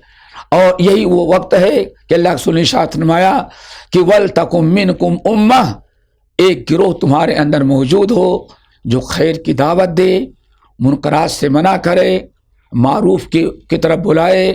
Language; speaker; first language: Urdu; native; Urdu